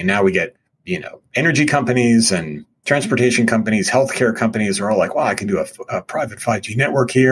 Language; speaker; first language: English; native; English